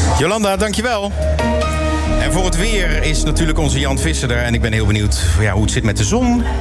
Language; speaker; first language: Dutch; native; Dutch